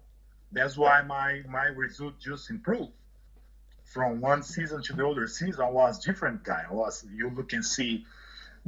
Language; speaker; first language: English; non-native, learner; Portuguese